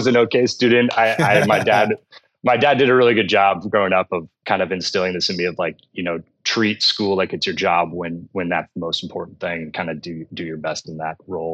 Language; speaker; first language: English; native; English